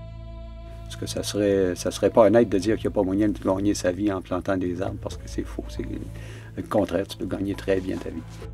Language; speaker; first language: French; native; French